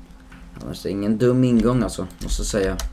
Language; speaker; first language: Swedish; native; Swedish